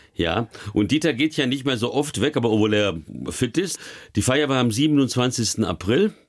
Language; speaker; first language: German; early bilingual, other home language; Hungarian